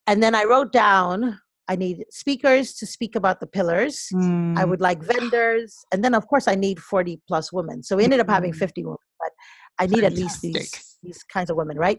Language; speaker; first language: English; native; English